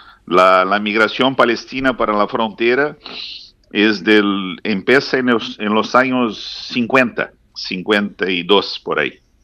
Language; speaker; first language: Spanish; non-native, fluent; Portuguese